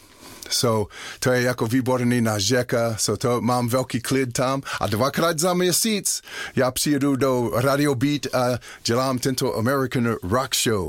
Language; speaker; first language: Czech; non-native, learner; English